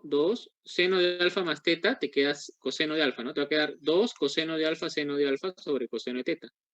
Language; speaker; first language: Spanish; native; Spanish